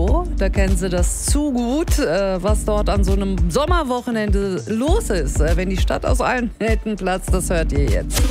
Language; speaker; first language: German; native; German